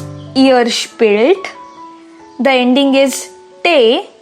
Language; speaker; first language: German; non-native, fluent; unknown